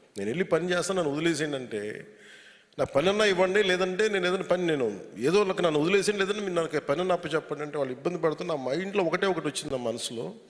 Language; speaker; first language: Telugu; native; Telugu